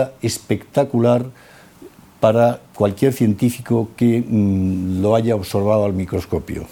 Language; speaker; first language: Spanish; native; Spanish